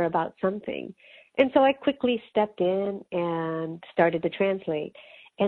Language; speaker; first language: English; early bilingual, other home language; Spanish